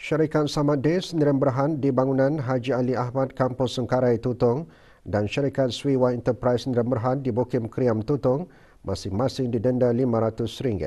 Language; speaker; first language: Malay; native; Malay